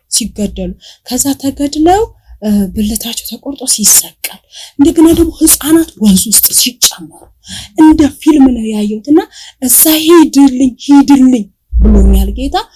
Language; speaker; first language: Amharic; native; Amharic